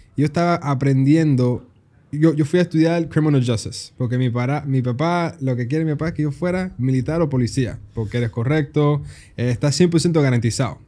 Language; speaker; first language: Spanish; early bilingual, heritage; Spanish